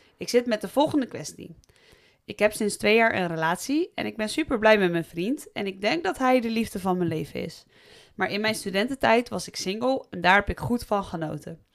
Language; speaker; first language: Dutch; native; Dutch